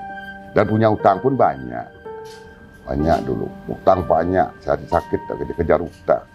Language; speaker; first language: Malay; non-native, local second language; Balinese